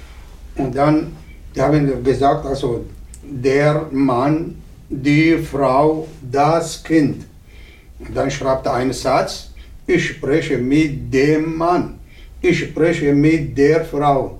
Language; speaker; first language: German; non-native, learner; Arabic